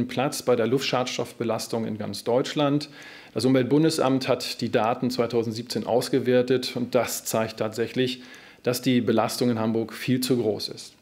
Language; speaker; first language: German; native; German